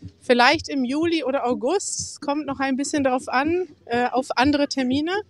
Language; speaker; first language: German; native; German